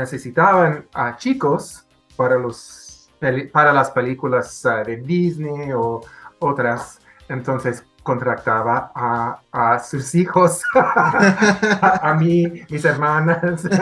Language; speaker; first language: Spanish; non-native, fluent; English